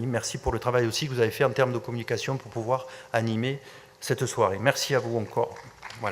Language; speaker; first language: French; native; French